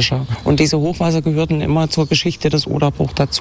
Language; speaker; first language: German; native; German